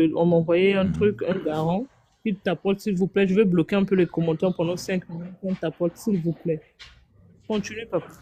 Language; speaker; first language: French; non-native, local second language; Lingala